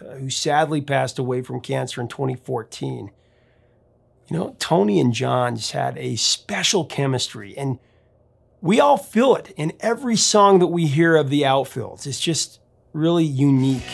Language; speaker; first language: English; native; English